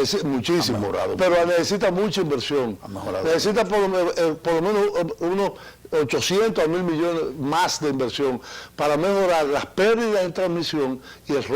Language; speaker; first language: Spanish; native; Spanish